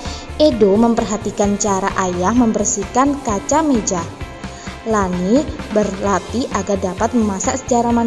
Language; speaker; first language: Indonesian; native; Indonesian